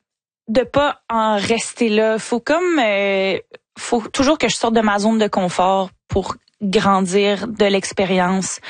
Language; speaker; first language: French; native; French